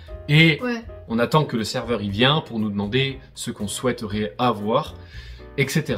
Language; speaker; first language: French; native; French